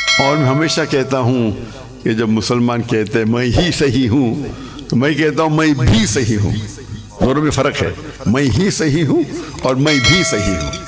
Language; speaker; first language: Urdu; non-native, local second language; English